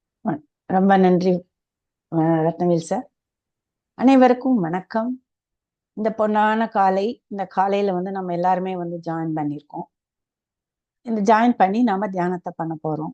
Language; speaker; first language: Tamil; native; Tamil